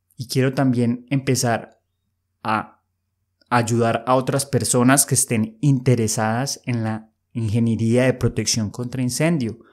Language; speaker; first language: Spanish; native; Spanish